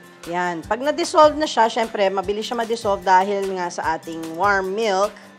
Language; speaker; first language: Filipino; native; Filipino